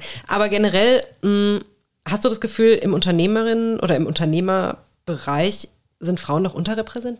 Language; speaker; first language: German; native; German